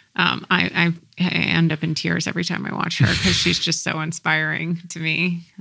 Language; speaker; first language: English; native; English